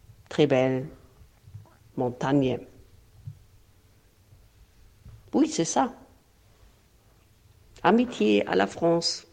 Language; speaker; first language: French; non-native, fluent; German